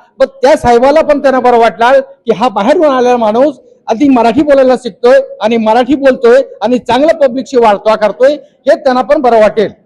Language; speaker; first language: Marathi; non-native, local second language; Hindi